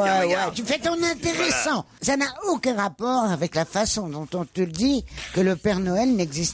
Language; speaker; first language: French; native; French